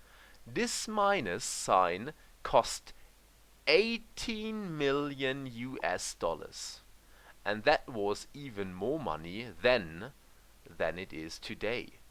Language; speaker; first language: English; non-native, fluent; German